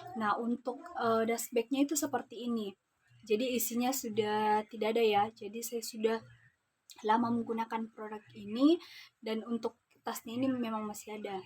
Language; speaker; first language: Indonesian; native; Indonesian